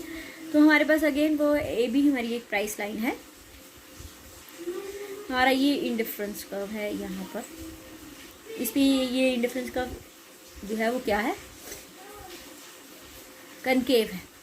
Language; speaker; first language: Hindi; native; Hindi